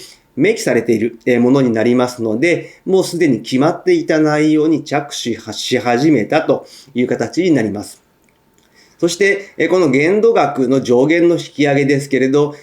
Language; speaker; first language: Japanese; native; Japanese